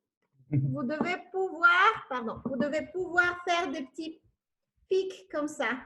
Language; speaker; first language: French; non-native, fluent; Spanish